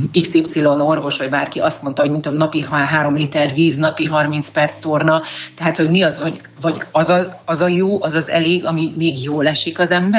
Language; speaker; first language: Hungarian; native; Hungarian